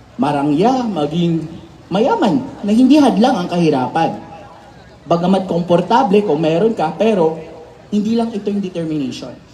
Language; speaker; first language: Filipino; native; Filipino